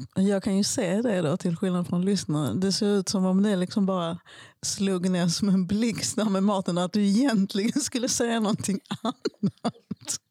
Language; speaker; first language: Swedish; native; Swedish